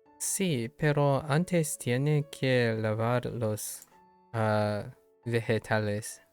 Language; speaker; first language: Spanish; non-native, learner; English